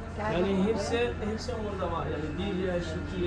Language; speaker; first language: Turkish; non-native, learner; Arabic